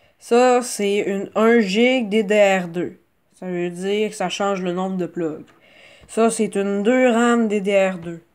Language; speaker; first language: French; native; French